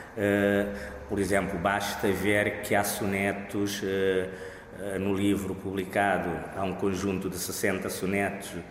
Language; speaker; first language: Portuguese; non-native, local second language; Kabuverdianu